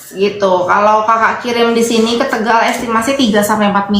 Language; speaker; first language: Indonesian; native; Indonesian